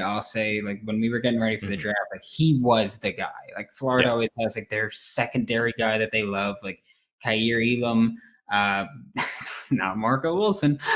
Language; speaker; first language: English; native; English